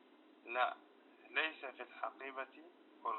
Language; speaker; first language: Arabic; non-native, learner; Tigrinya